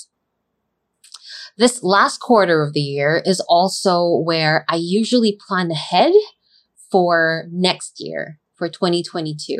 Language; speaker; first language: English; non-native, local second language; Filipino